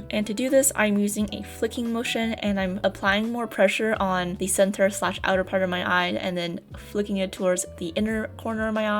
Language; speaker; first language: English; native; English